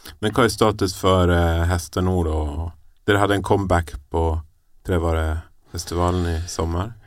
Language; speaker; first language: Norwegian; native; Norwegian